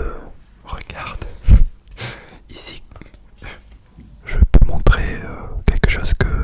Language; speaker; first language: French; non-native, fluent; English